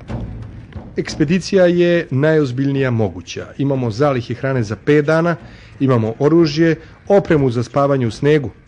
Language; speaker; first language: Serbian; native; Serbian